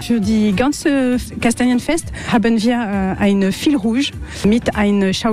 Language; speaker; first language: German; non-native, learner; French